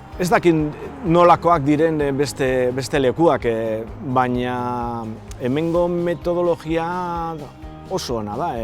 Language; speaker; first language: Basque; non-native, local second language; Spanish